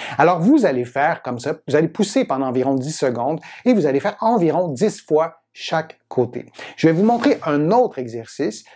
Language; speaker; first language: French; native; French